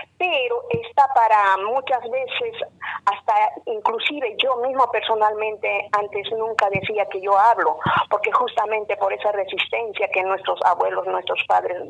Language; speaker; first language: Spanish; non-native, local second language; Aymara